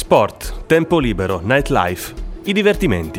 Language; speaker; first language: Italian; native; Italian